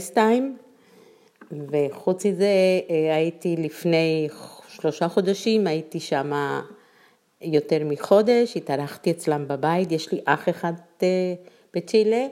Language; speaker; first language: Hebrew; non-native, fluent; Spanish